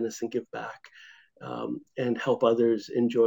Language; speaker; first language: English; native; English